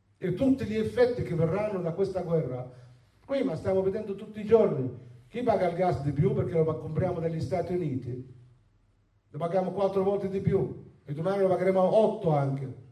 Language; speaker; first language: Italian; non-native, fluent; Arabic